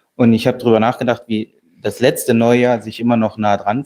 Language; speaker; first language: German; native; German